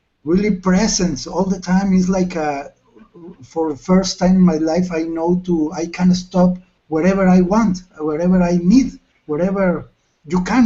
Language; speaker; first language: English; non-native, learner; Spanish